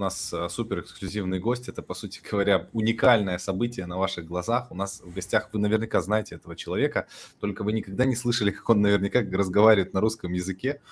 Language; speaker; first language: Russian; native; Russian